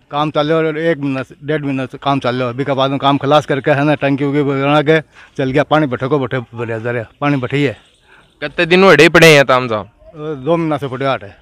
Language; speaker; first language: Hindi; native; Hindi